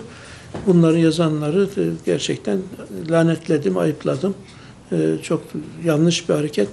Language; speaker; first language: Turkish; native; Turkish